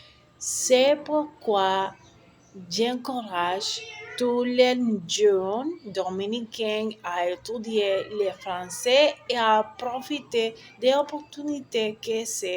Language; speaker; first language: French; non-native, learner; Spanish